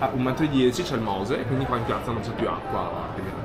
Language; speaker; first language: Italian; native; Italian